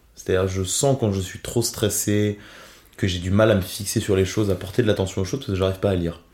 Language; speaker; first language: French; native; French